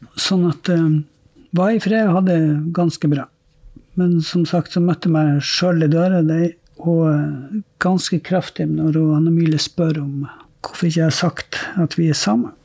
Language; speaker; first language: Norwegian; native; Norwegian